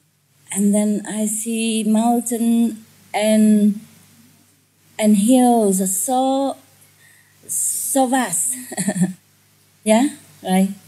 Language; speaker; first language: English; non-native, fluent; Vietnamese